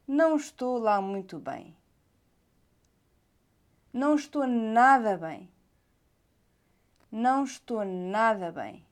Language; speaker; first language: Portuguese; non-native, fluent; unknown